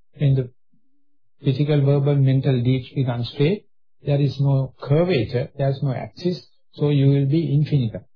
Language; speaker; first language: English; non-native, local second language; Sinhala